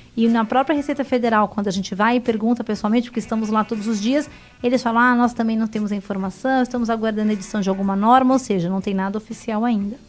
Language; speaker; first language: Portuguese; native; Portuguese